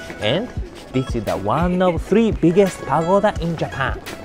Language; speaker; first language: English; non-native, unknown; Japanese